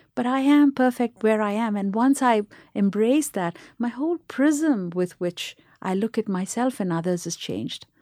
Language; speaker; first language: English; non-native, local second language; Tamil